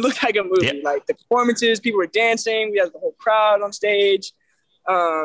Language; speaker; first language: English; native; English